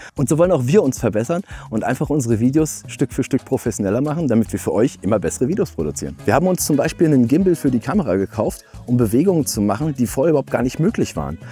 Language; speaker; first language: German; native; German